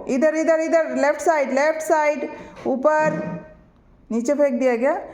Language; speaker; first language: Hindi; non-native, local second language; Bangla